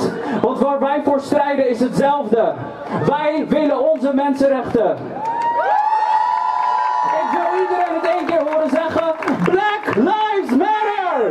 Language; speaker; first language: Dutch; early bilingual, other home language; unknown